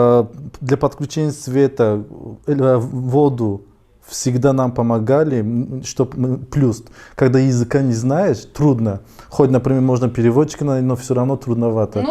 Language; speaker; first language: Russian; non-native, fluent; Tajik